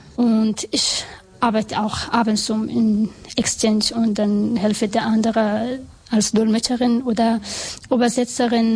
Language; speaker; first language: German; non-native, learner; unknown